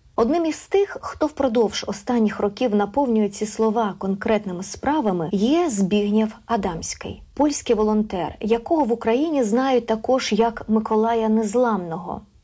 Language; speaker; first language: Ukrainian; native; Ukrainian